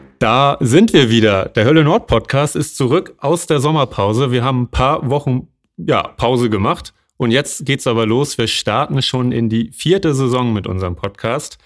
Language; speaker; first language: German; native; German